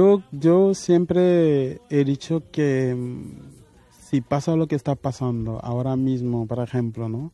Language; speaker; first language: Spanish; non-native, fluent; Wolof